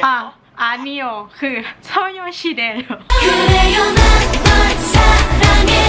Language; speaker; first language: Korean; non-native, learner; Thai